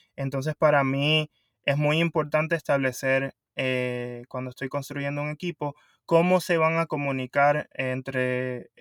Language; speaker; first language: Spanish; native; Spanish